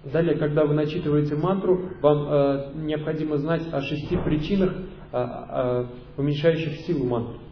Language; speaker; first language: Russian; native; Russian